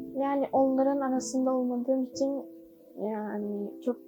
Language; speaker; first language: Turkish; non-native, learner; Chinese